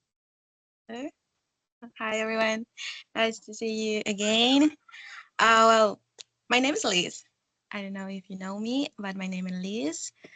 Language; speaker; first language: English; non-native, fluent; Spanish